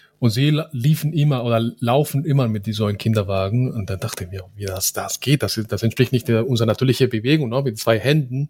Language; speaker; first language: German; non-native, fluent; Spanish